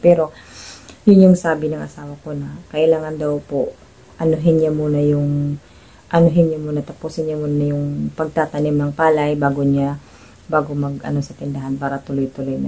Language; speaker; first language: Filipino; native; Filipino